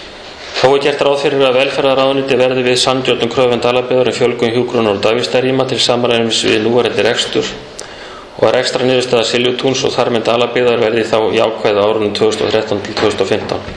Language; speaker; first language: Icelandic; native; Icelandic